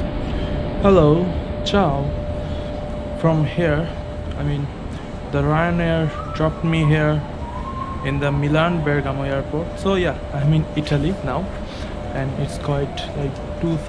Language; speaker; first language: English; non-native, learner; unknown